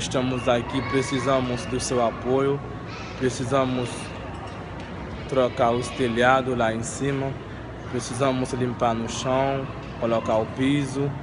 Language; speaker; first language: Portuguese; non-native, learner; Haitian Creole